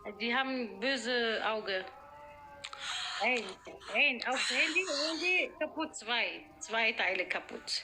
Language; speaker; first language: German; non-native, fluent; Arabic